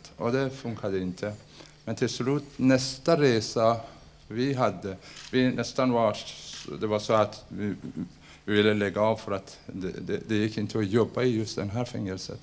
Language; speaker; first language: Swedish; non-native, fluent; Persian